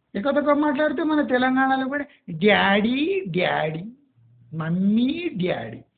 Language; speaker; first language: Telugu; native; Telugu